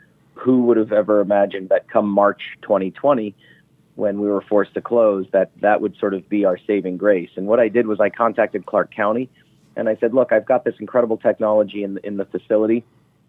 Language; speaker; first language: English; native; English